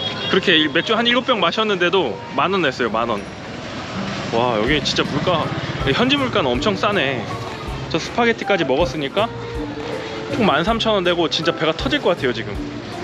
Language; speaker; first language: Korean; native; Korean